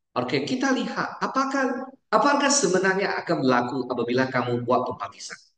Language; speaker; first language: Malay; non-native, local second language; Chinese